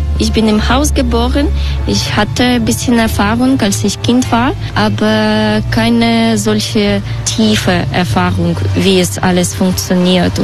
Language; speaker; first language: German; non-native, fluent; Russian